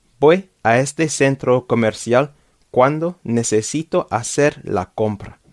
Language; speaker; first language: Spanish; non-native, fluent; English